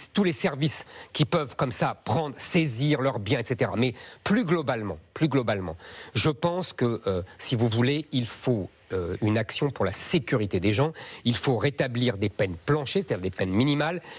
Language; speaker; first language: French; native; French